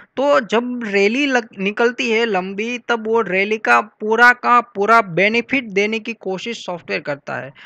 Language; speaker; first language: Hindi; non-native, local second language; Gujarati